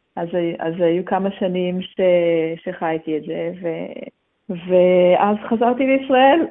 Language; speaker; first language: Hebrew; native; Hebrew